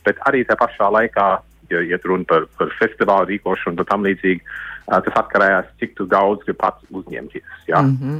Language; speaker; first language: Latvian; early bilingual, heritage; Latvian